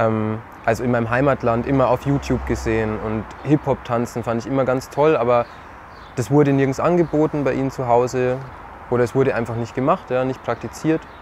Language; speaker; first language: German; native; German